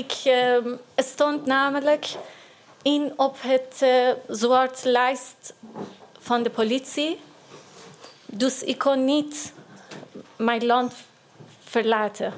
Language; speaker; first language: Dutch; non-native, learner; Persian